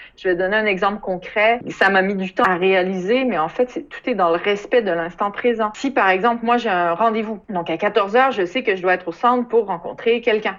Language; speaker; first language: French; native; French